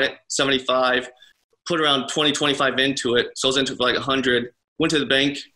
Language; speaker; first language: English; native; English